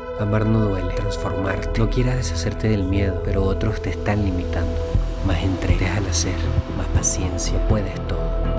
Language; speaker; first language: Spanish; native; Spanish